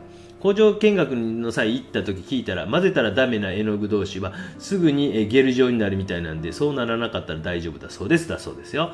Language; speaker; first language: Japanese; native; Japanese